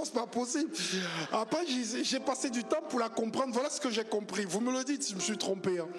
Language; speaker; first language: French; native; French